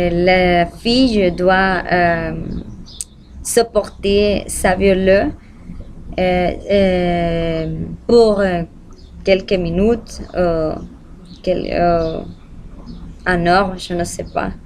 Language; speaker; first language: French; non-native, learner; Spanish